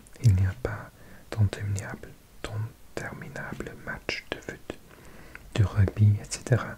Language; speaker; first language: French; non-native, learner; English